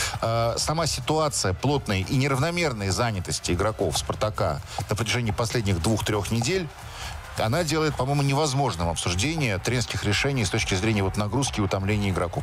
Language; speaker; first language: Russian; native; Russian